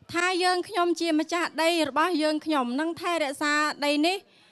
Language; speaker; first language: Khmer; non-native, local second language; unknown